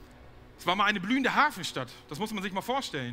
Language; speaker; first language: German; native; German